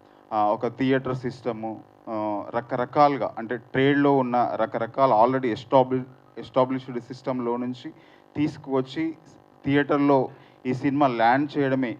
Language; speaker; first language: Telugu; native; Telugu